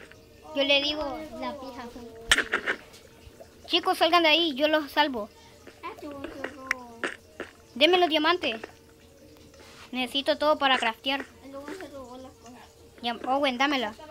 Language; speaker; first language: Spanish; native; Spanish